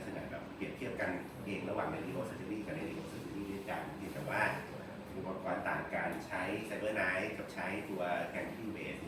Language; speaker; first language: Thai; native; Thai